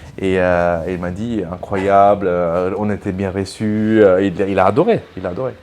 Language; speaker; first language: French; non-native, fluent; Italian